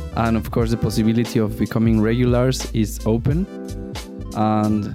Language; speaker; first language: English; non-native, fluent; Spanish